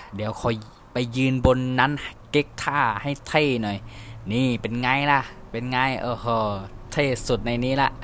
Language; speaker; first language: Thai; native; Thai